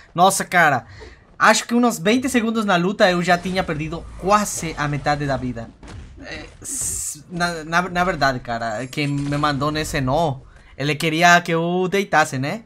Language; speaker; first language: Portuguese; non-native, fluent; Spanish